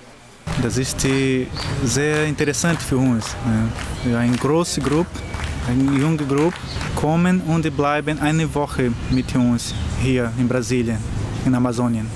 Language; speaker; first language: German; non-native, learner; Portuguese